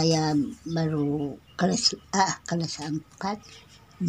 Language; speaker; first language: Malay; non-native, local second language; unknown